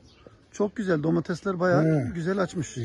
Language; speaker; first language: Turkish; native; Turkish